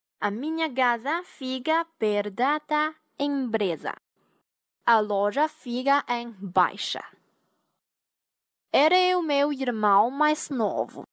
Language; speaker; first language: Portuguese; non-native, fluent; Chinese